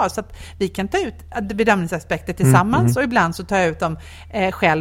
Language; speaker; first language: Swedish; native; Swedish